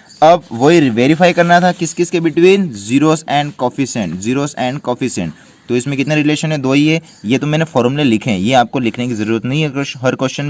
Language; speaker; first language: Hindi; native; Hindi